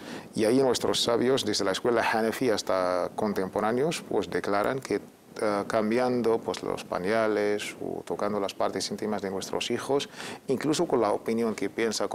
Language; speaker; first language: Spanish; native; Spanish